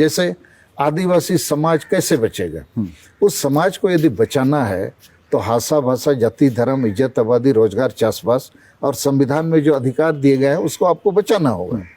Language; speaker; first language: Hindi; non-native, local second language; Santali